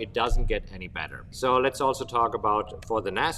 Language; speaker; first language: English; non-native, fluent; German